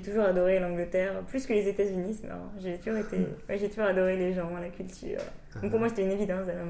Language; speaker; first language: French; native; French